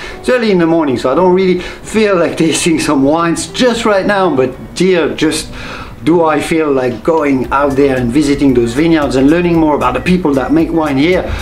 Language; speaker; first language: English; non-native, fluent; French